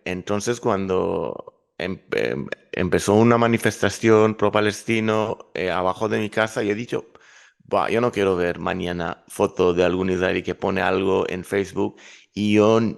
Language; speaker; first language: Spanish; non-native, fluent; Hebrew